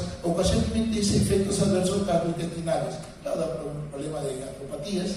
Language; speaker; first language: Spanish; native; Spanish